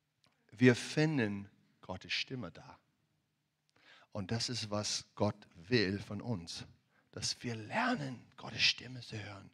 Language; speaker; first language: German; non-native, fluent; English